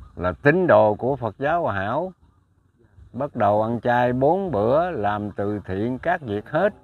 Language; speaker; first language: Vietnamese; native; Vietnamese